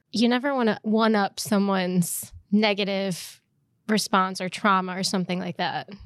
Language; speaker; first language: English; native; English